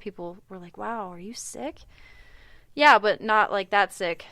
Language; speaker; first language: English; native; English